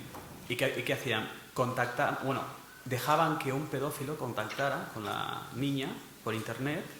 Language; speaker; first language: Spanish; native; Spanish